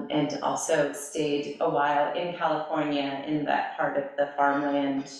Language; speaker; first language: English; native; English